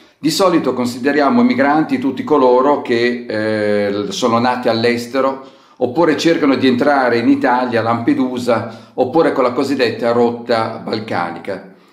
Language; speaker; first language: Italian; native; Italian